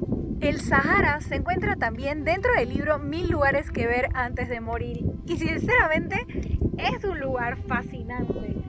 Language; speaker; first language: Spanish; native; Spanish